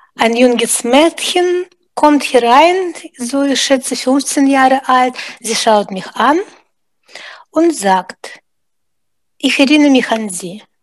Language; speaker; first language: German; non-native, fluent; Russian